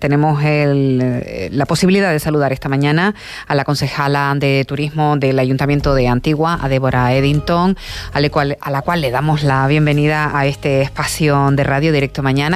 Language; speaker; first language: Spanish; native; Spanish